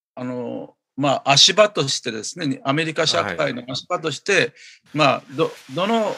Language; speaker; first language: Japanese; native; Japanese